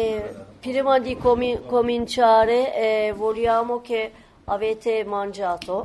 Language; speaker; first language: Italian; non-native, learner; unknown